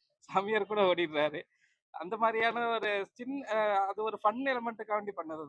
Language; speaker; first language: Tamil; native; Tamil